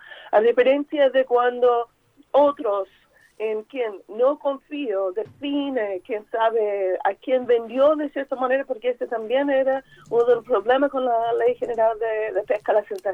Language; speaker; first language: Spanish; non-native, fluent; English